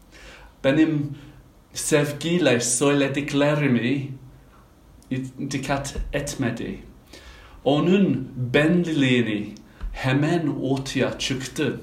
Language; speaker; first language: Turkish; non-native, fluent; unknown